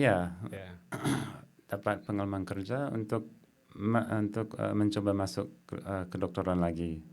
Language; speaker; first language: Indonesian; non-native, fluent; English